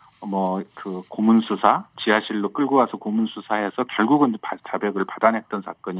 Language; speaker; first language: Korean; native; Korean